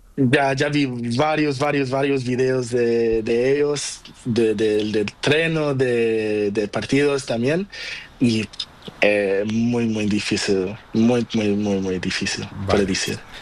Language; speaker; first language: Spanish; non-native, learner; Portuguese